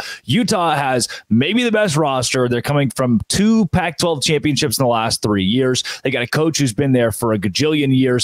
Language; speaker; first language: English; native; English